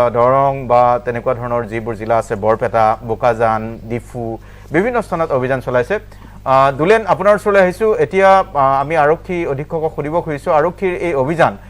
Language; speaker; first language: Assamese; native; Assamese